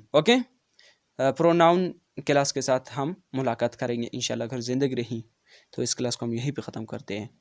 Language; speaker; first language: Urdu; non-native, local second language; Brahui